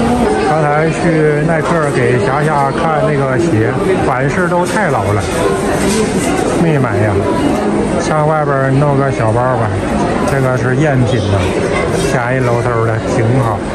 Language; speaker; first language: Chinese; native; Chinese